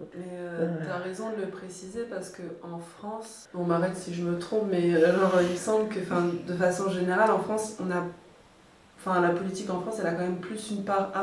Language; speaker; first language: French; native; French